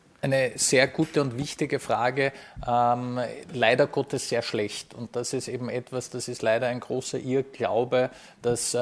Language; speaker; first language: German; native; German